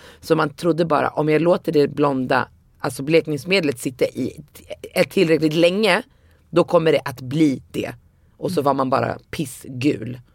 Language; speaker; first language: Swedish; early bilingual, other home language; Arabic